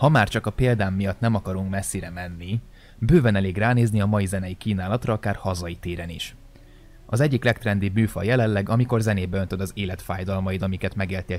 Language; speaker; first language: Hungarian; native; Hungarian